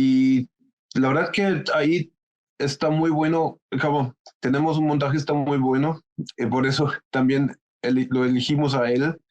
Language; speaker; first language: Spanish; non-native, fluent; German